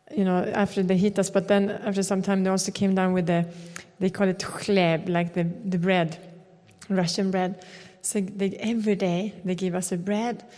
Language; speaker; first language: English; non-native, fluent; Swedish